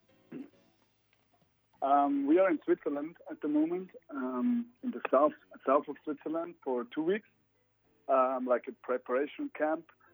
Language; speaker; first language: English; non-native, fluent; Swiss German